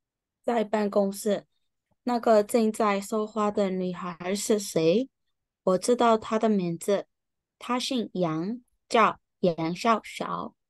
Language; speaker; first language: Chinese; non-native, learner; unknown